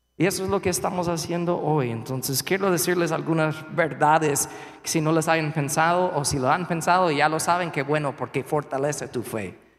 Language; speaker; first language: Spanish; non-native, fluent; English